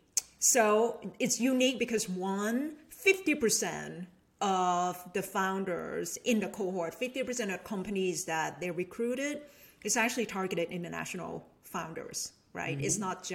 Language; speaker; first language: English; non-native, fluent; Thai